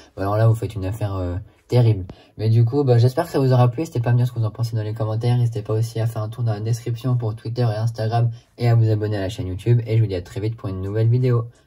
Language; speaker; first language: French; native; French